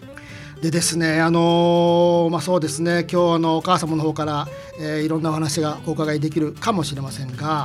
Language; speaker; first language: Japanese; native; Japanese